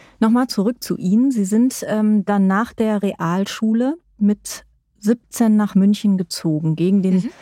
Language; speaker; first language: German; native; German